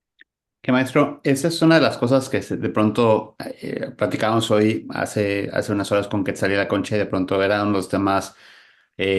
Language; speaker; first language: Spanish; native; Spanish